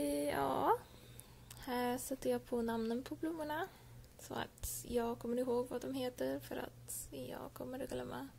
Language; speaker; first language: Swedish; early bilingual, heritage; English